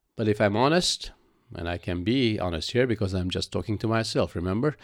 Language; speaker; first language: English; non-native, fluent; Arabic